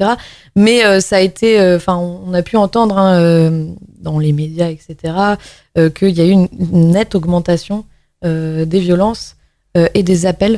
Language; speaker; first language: French; native; French